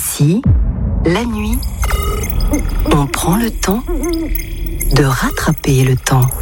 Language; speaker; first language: French; native; French